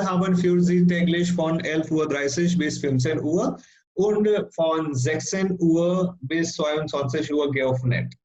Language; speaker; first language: German; non-native, fluent; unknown